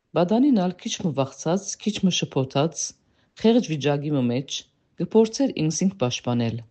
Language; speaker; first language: Armenian; early bilingual, heritage; Armenian